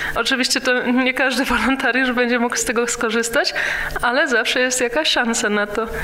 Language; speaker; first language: Polish; early bilingual, heritage; Polish